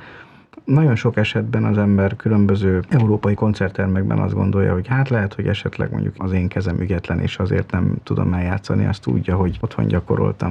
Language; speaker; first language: Hungarian; native; Hungarian